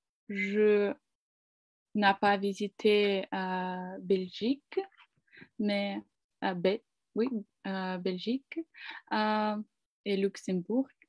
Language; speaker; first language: French; non-native, learner; Ukrainian